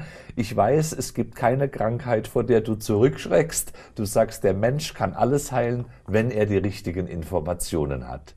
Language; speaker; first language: German; native; German